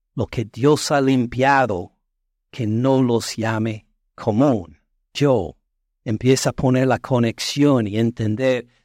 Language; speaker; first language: Spanish; non-native, fluent; English